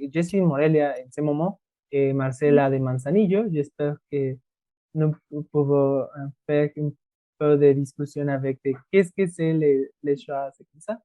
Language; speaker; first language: French; non-native, learner; Spanish